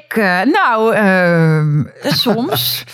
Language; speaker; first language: Dutch; native; Dutch